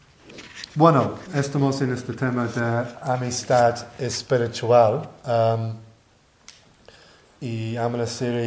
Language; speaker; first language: Spanish; non-native, learner; English